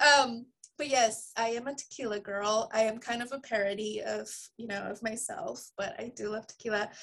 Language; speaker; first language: English; early bilingual, other home language; Spanish